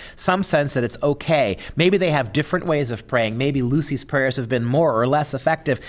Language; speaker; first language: English; native; English